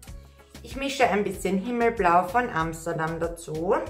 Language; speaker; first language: German; native; German